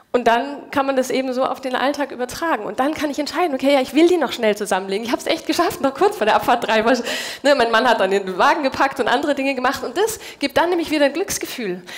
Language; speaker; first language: German; native; German